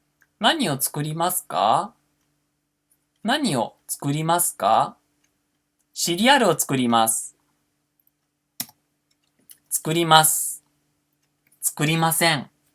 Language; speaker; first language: Japanese; non-native, fluent; Portuguese